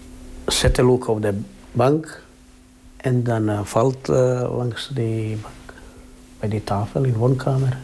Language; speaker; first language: Dutch; non-native, learner; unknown